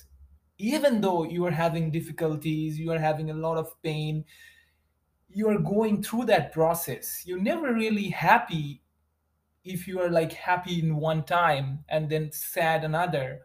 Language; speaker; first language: English; non-native, local second language; Bangla